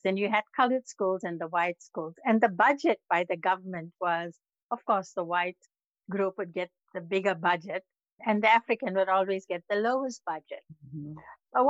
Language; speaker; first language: English; native; English